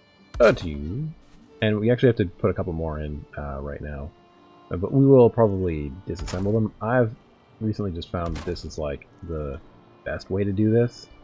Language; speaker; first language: English; native; English